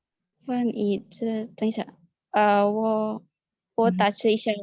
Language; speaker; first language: Chinese; non-native, learner; Indonesian